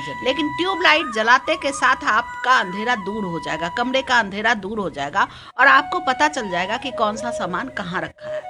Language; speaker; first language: Hindi; native; Hindi